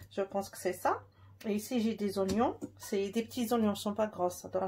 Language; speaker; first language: French; non-native, local second language; Arabic